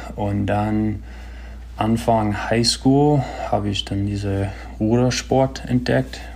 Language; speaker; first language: German; early bilingual, other home language; English